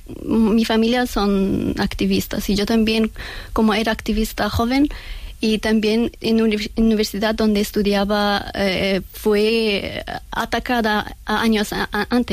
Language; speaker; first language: Spanish; non-native, learner; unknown